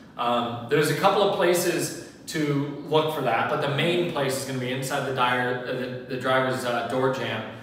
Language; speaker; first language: English; native; English